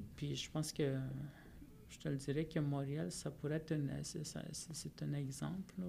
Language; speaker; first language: French; non-native, local second language; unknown